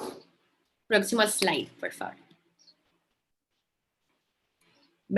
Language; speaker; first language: Spanish; native; Spanish